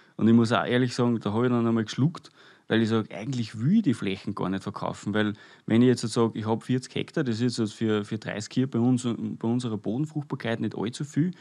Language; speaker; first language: German; native; German